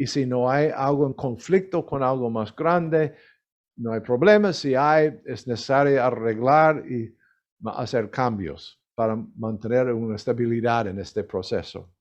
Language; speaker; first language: Spanish; non-native, learner; English